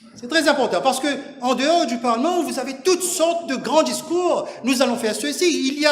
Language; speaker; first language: French; non-native, local second language; Morisyen